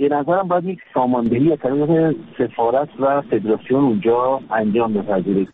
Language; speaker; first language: Persian; native; Persian